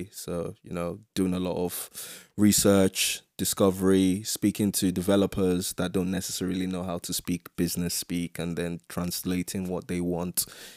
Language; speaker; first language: English; non-native, local second language; Yoruba